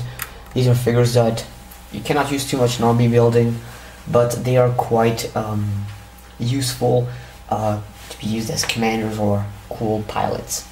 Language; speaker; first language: English; native; English